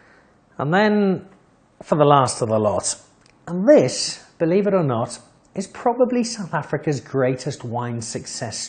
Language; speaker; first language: English; native; English